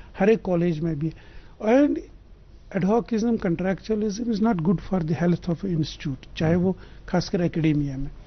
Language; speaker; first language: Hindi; non-native, local second language; Kashmiri